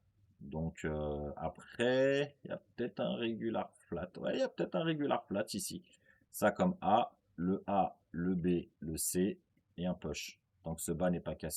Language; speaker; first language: French; native; French